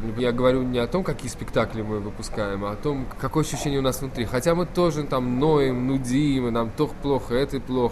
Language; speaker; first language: Russian; native; Russian